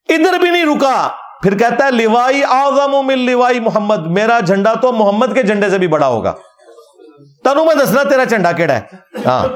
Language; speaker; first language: Urdu; non-native, local second language; Punjabi